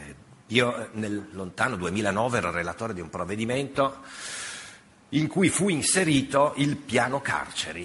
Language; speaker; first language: Italian; native; Italian